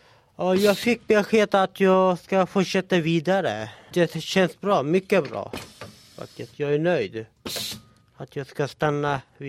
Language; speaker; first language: Swedish; non-native, learner; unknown